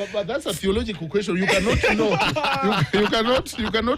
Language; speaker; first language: English; non-native, local second language; Luo (Kenya and Tanzania)